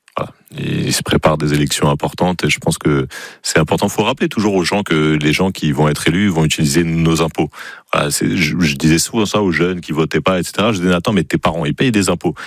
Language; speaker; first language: French; native; French